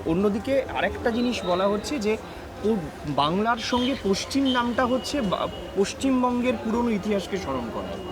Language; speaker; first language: Bangla; native; Bangla